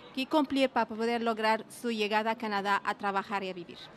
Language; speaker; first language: Spanish; non-native, fluent; Arabic